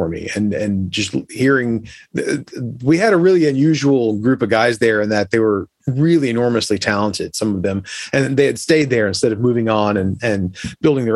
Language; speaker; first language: English; native; English